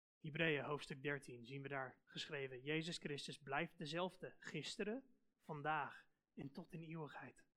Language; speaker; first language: Dutch; non-native, fluent; English